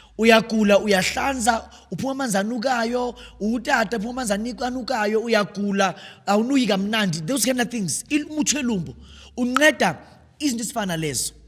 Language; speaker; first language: Zulu; native; Zulu